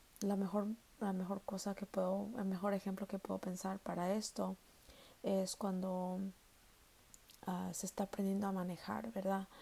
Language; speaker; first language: Spanish; early bilingual, heritage; Spanish